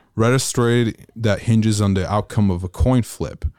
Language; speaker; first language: English; non-native, fluent; Italian